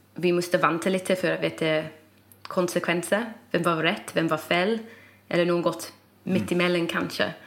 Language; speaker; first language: Swedish; non-native, fluent; English